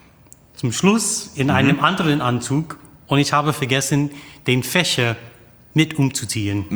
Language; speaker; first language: German; non-native, fluent; English